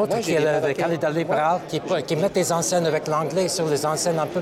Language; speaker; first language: French; non-native, local second language; English